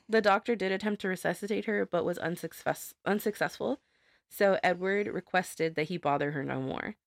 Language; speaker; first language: English; native; English